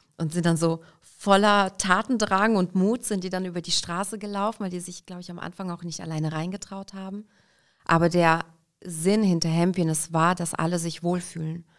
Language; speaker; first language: German; early bilingual, other home language; Russian